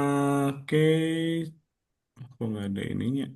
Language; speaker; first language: Indonesian; native; Indonesian